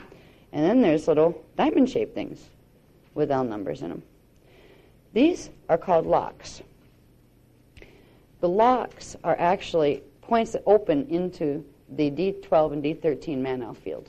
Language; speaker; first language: English; native; English